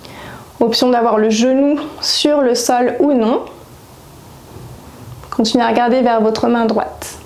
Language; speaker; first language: French; native; French